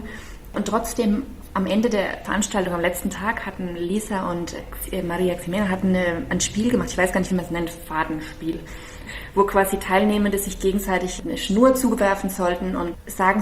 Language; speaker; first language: German; native; German